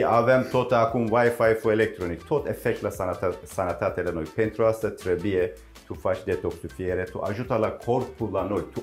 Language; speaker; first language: Romanian; non-native, learner; Turkish